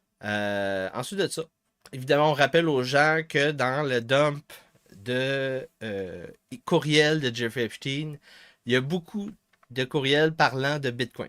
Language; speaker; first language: French; native; French